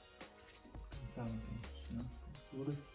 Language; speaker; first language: Polish; native; Polish